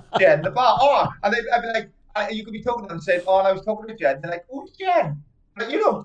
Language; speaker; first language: English; native; English